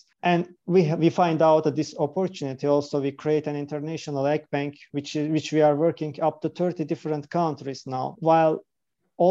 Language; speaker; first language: English; non-native, fluent; Turkish